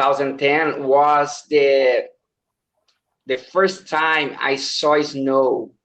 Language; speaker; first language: English; non-native, learner; Portuguese